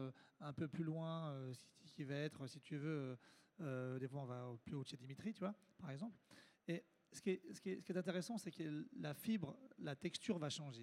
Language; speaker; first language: French; native; French